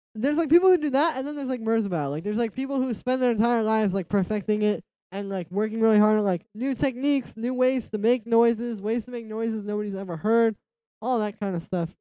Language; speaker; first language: English; native; English